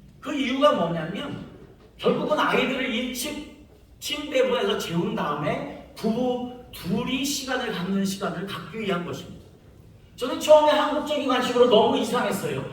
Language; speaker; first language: Korean; native; Korean